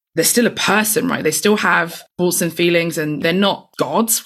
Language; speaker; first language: English; native; English